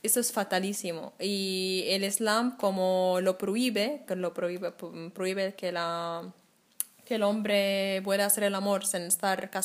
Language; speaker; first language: Spanish; non-native, fluent; Arabic